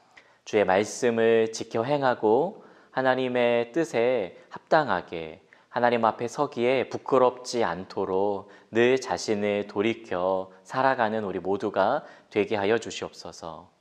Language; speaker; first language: Korean; native; Korean